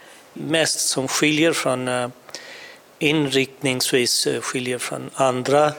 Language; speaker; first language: Swedish; non-native, fluent; Urdu